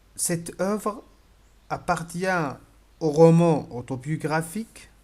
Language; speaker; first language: French; non-native, local second language; Arabic